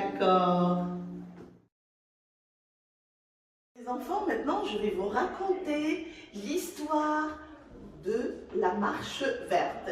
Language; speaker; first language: French; non-native, local second language; Arabic